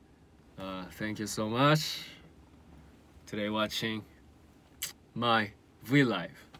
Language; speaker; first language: English; non-native, learner; Korean